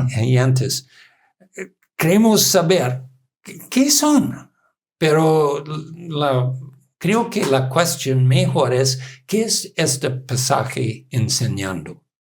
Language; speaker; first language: Spanish; non-native, learner; English